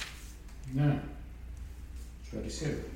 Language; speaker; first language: Greek; native; Greek